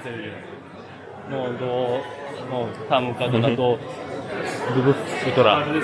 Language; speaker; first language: Russian; non-native, learner; Japanese